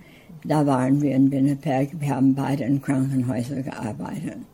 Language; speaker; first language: German; early bilingual, heritage; English